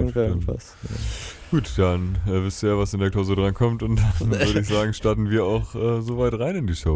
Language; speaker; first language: German; native; German